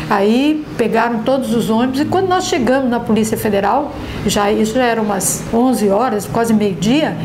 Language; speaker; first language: Portuguese; native; Portuguese